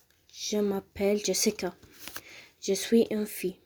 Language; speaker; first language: French; non-native, learner; Arabic